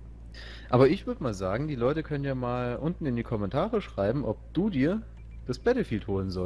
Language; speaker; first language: German; native; German